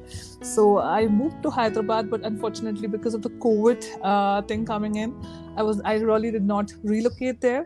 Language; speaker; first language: English; non-native, local second language; Urdu